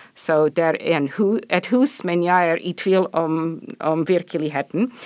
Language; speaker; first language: Norwegian; non-native, fluent; English